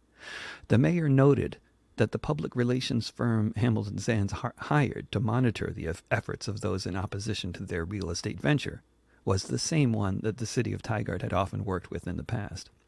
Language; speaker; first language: English; native; English